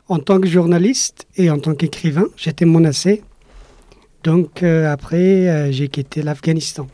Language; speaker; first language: French; non-native, fluent; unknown